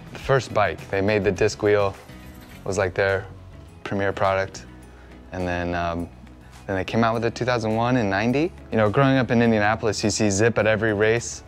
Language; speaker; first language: English; native; English